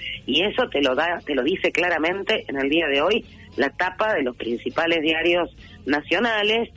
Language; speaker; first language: Spanish; native; Spanish